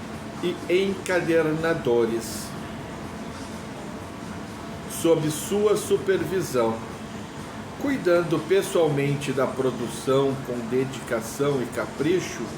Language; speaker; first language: Portuguese; native; Portuguese